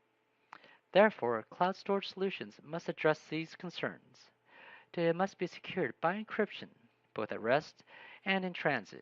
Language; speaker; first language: English; native; English